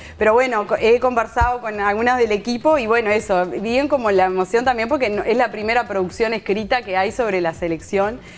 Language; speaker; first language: Spanish; native; Spanish